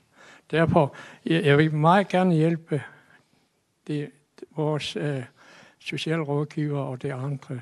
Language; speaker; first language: Danish; non-native, local second language; Kalaallisut